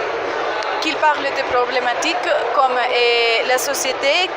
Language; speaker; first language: French; non-native, fluent; Spanish